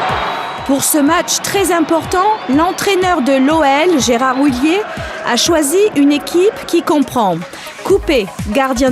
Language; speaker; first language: French; native; French